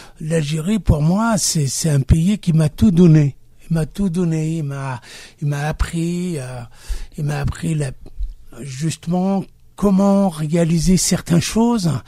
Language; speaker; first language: French; non-native, local second language; Kabyle